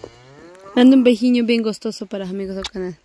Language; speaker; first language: Spanish; native; Spanish